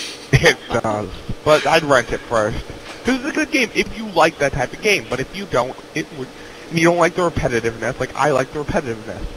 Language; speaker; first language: English; native; English